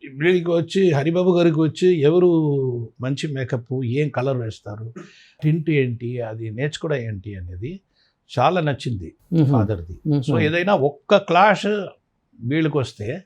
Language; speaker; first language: Telugu; non-native, fluent; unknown